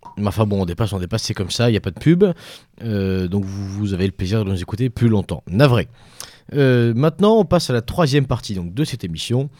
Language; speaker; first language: French; native; French